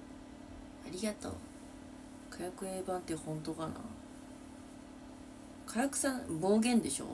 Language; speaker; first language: Japanese; native; Japanese